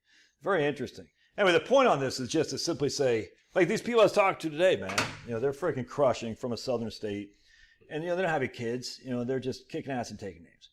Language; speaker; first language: English; native; English